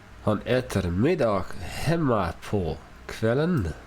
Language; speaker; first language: Swedish; non-native, learner; English